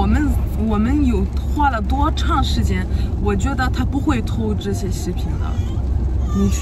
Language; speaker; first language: Chinese; non-native, fluent; French